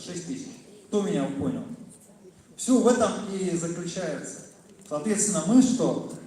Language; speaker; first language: Russian; native; Russian